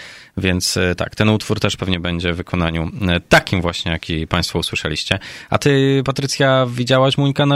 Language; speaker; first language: Polish; native; Polish